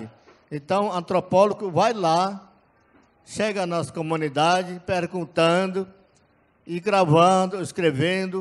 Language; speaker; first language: Portuguese; non-native, local second language; Yanomámi